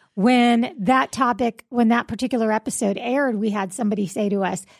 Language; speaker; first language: English; native; English